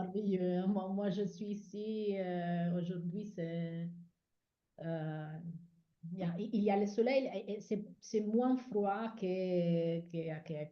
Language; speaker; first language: French; non-native, fluent; Italian